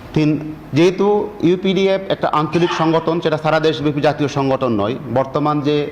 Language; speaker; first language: Bangla; non-native, local second language; Chakma